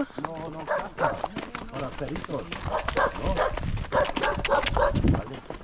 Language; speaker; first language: Spanish; non-native, learner; English